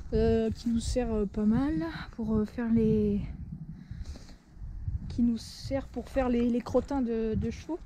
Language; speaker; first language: French; native; French